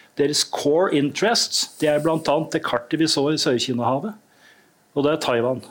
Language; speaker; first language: Norwegian; native; Norwegian